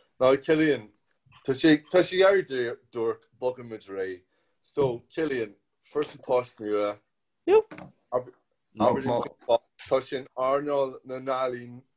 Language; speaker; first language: Irish; non-native, local second language; English